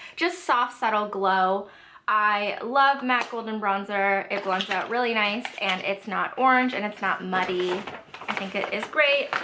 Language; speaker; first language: English; native; English